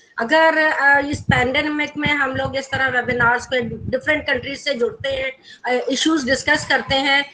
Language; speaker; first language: Urdu; non-native, local second language; Gujarati